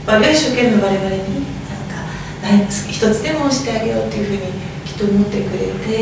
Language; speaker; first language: Japanese; native; Japanese